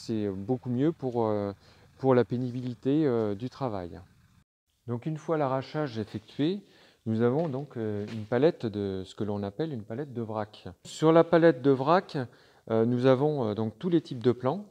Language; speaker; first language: French; native; French